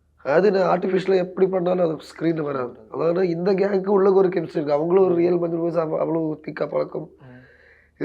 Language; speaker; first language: Tamil; non-native, learner; Malayalam